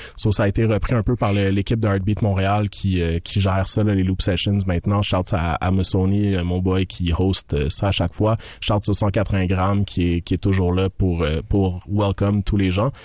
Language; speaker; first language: French; native; French